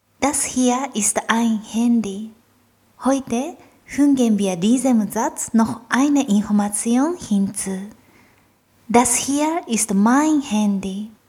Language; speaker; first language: German; non-native, fluent; Japanese